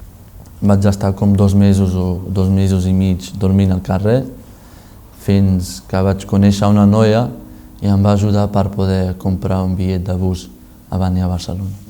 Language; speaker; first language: Catalan; non-native, local second language; Arabic